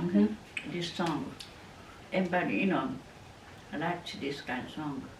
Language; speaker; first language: English; non-native, learner; Japanese